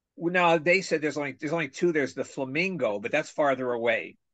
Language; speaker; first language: English; native; English